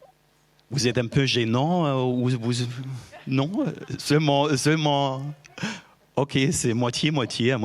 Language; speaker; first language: French; non-native, fluent; German